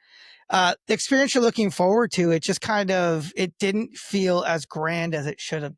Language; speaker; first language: English; native; English